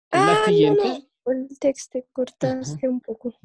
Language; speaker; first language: Spanish; non-native, learner; English